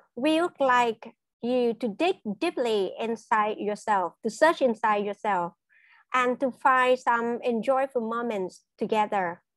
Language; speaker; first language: English; non-native, fluent; Vietnamese